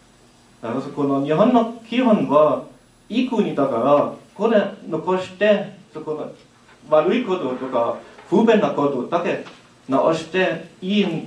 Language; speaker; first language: Japanese; non-native, learner; German